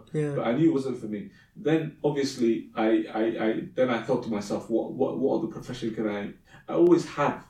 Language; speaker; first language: English; early bilingual, other home language; Somali